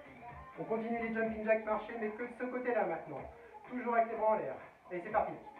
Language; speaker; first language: French; native; French